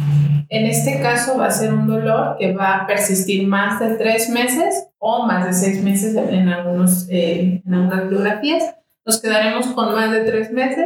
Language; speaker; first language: Spanish; native; Spanish